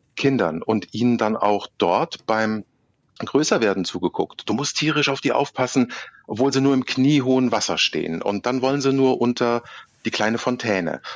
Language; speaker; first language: German; native; German